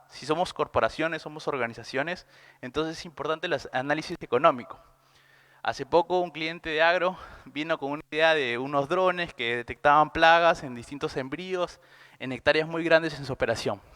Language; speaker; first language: Spanish; native; Spanish